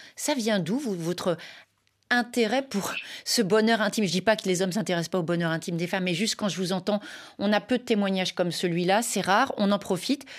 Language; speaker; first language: French; native; French